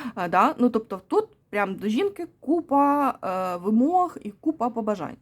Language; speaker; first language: Ukrainian; non-native, local second language; Russian